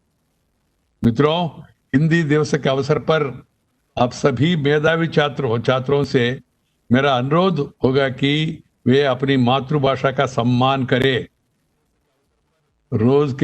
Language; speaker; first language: Hindi; non-native, local second language; Telugu